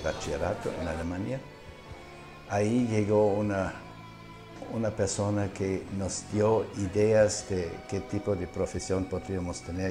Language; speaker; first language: Spanish; non-native, fluent; German